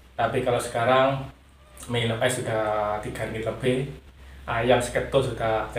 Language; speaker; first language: Indonesian; non-native, local second language; Javanese